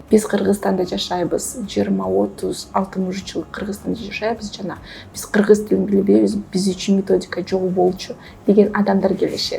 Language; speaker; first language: Kyrgyz; non-native, fluent; Russian